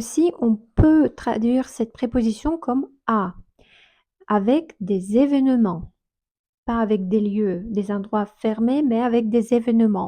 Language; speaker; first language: French; non-native, fluent; Russian